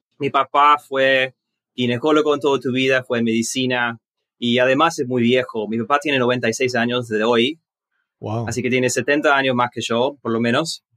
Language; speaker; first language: Spanish; early bilingual, heritage; Spanish